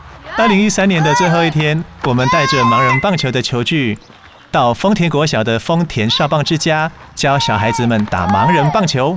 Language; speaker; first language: Chinese; native; Chinese